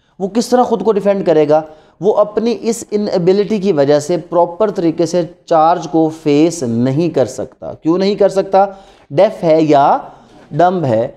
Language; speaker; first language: Urdu; non-native, local second language; Punjabi